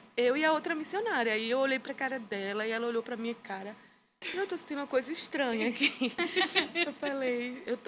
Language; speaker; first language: Portuguese; native; Portuguese